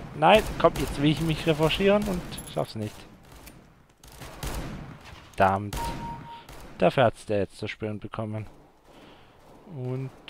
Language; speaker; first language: German; native; German